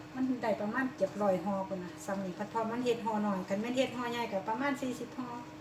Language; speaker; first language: Thai; native; Thai